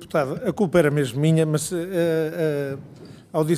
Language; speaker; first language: Portuguese; native; Portuguese